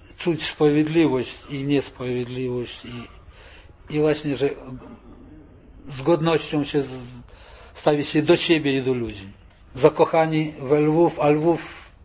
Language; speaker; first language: Polish; non-native, fluent; Russian